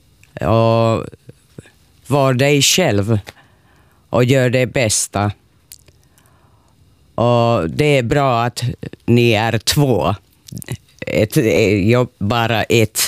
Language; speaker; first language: Swedish; non-native, learner; Finnish